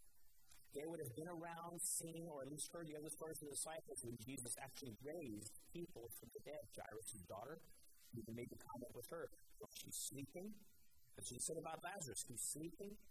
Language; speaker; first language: English; native; English